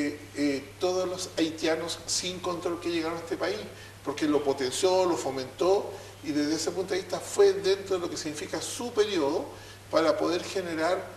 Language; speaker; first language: Spanish; native; Spanish